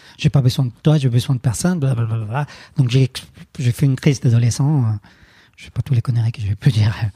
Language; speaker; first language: French; non-native, fluent; Spanish